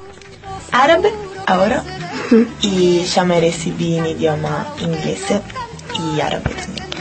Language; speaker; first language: Spanish; non-native, fluent; Italian